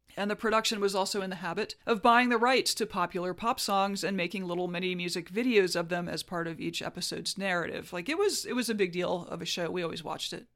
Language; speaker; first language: English; native; English